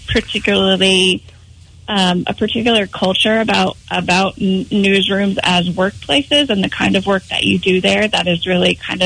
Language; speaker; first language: English; native; English